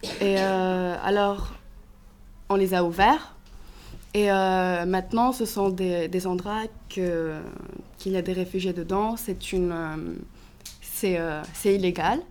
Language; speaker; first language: French; non-native, fluent; Greek